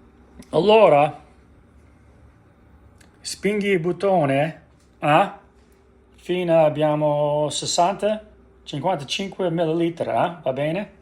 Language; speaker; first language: Italian; non-native, learner; English